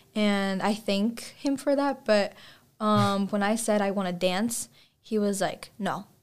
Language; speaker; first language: English; non-native, fluent; Russian